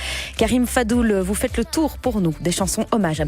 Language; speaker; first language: French; native; French